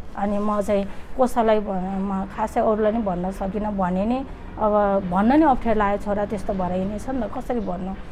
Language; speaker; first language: Nepali; native; Nepali